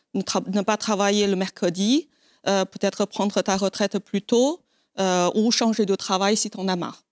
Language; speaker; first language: French; non-native, fluent; Chinese